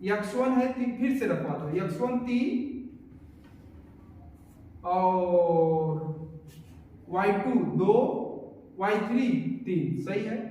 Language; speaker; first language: Hindi; native; Hindi